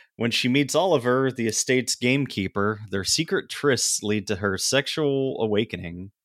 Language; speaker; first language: English; native; English